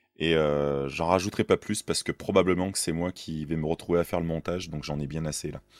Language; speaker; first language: French; native; French